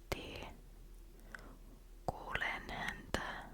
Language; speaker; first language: Finnish; non-native, learner; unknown